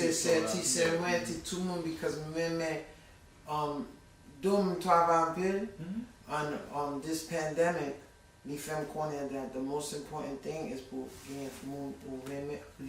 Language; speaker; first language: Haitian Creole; early bilingual, heritage; English